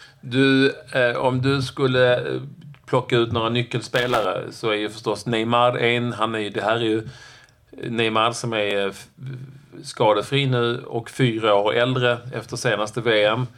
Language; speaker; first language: Swedish; native; Swedish